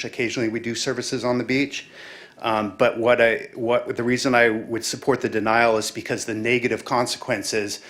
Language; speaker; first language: English; native; English